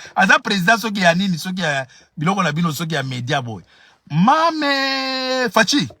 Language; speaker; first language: Lingala; native; Lingala